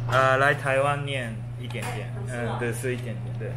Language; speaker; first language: Chinese; non-native, learner; Japanese